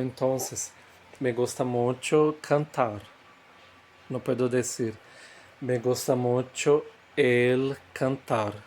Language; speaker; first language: Spanish; non-native, fluent; Portuguese